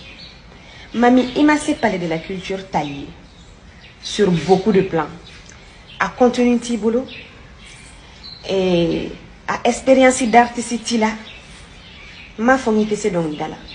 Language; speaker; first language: French; non-native, local second language; Bambara